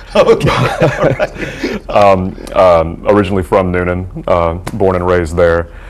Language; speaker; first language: English; native; English